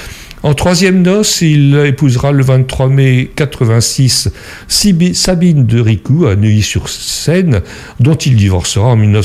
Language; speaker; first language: French; native; French